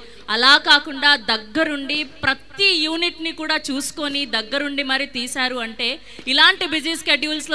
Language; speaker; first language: Telugu; native; Telugu